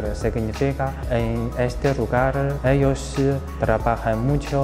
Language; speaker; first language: Spanish; non-native, local second language; Chinese